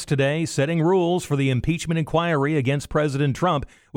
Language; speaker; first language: English; native; English